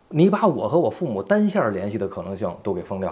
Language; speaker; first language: Chinese; native; Chinese